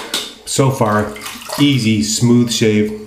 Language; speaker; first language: English; native; English